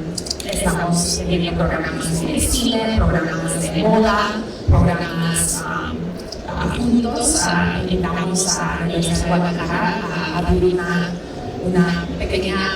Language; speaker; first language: Spanish; early bilingual, heritage; Spanish